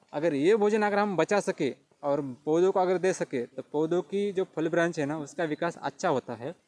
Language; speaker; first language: Hindi; non-native, local second language; Marathi